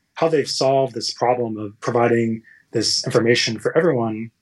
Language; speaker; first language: English; native; English